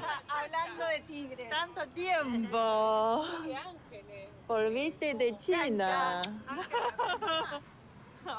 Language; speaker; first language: Spanish; non-native, fluent; Chinese